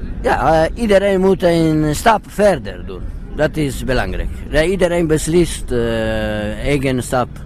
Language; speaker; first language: Dutch; non-native, learner; Italian